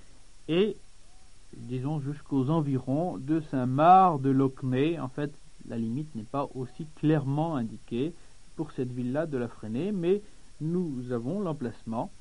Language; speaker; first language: French; native; French